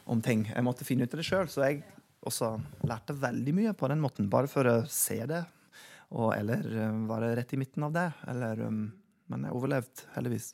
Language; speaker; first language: Norwegian; non-native, fluent; English